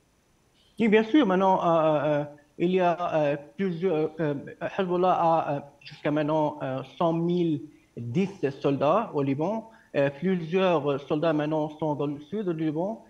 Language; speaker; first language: French; non-native, learner; Arabic